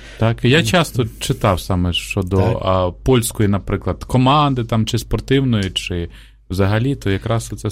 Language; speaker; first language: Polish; non-native, learner; Ukrainian